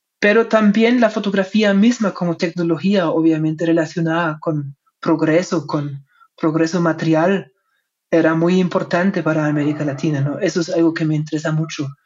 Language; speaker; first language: Spanish; non-native, fluent; German